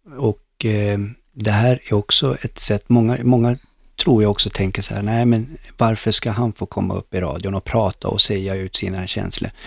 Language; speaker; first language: Swedish; early bilingual, other home language; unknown